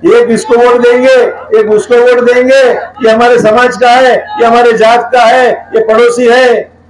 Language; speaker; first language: Hindi; non-native, local second language; Marathi